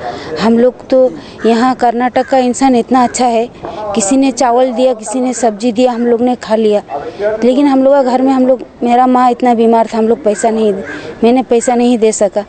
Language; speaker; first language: Hindi; non-native, local second language; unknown